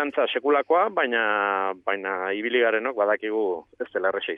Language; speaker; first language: Basque; native; Basque